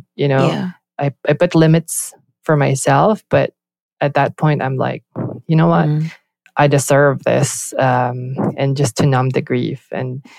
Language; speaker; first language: English; non-native, local second language; Filipino